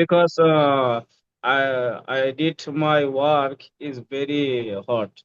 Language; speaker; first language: English; non-native, learner; Bangla